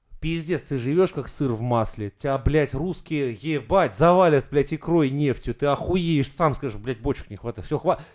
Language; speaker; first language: Russian; native; Russian